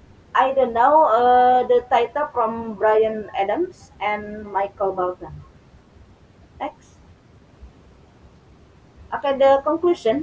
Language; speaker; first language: English; non-native, learner; Indonesian